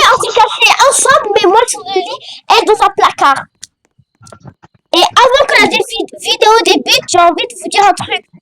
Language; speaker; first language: French; native; French